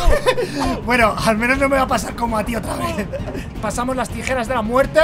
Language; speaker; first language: Spanish; native; Spanish